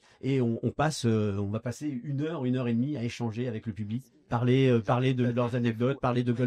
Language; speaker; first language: French; native; French